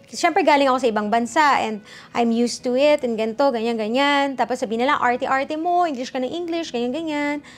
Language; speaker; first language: Filipino; early bilingual, heritage; Filipino